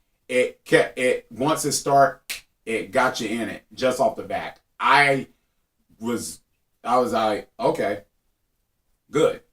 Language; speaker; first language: English; native; English